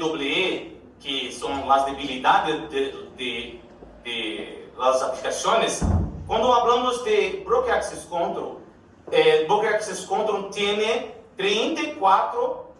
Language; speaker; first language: Spanish; non-native, learner; Portuguese